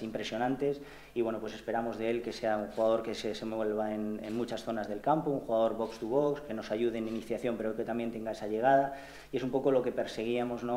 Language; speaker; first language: Spanish; native; Spanish